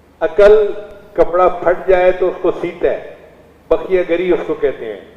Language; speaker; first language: Urdu; non-native, local second language; Saraiki